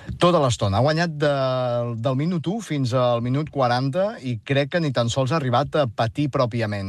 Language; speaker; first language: Catalan; native; Catalan